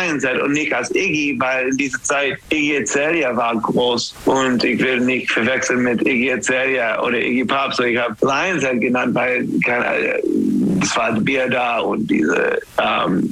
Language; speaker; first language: German; non-native, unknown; English